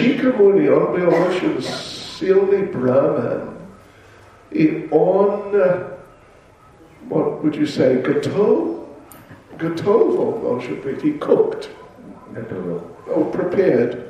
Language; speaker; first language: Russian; non-native, learner; English